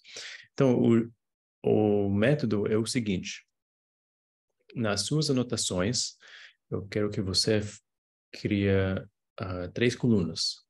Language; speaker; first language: Portuguese; non-native, fluent; English